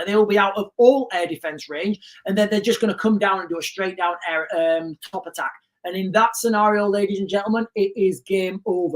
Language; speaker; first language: English; native; English